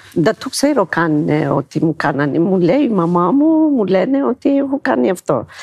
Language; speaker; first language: Greek; non-native, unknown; Amharic